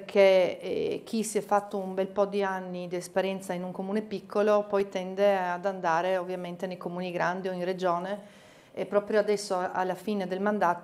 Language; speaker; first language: Italian; native; Italian